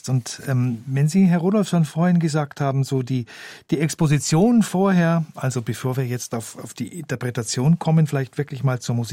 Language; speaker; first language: German; native; German